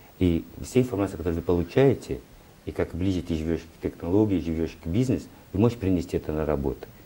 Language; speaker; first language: Russian; non-native, learner; Portuguese